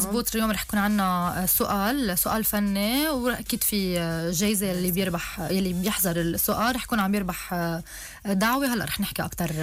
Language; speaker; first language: Arabic; native; Arabic